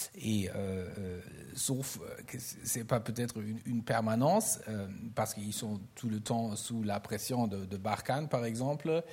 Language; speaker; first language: French; non-native, fluent; German